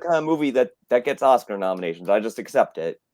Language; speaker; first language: English; native; English